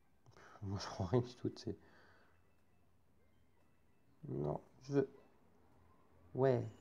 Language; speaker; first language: French; native; French